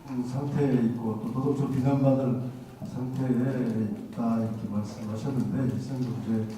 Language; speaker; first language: Korean; native; Korean